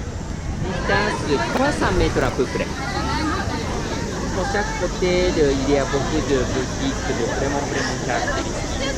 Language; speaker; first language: French; non-native, learner; Japanese